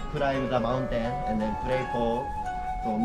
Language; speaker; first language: English; non-native, learner; Japanese